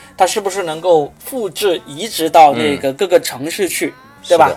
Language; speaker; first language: Chinese; native; Chinese